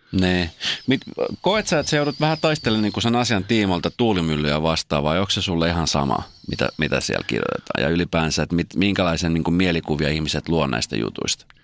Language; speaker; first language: Finnish; native; Finnish